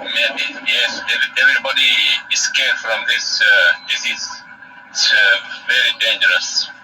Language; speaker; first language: English; non-native, learner; Arabic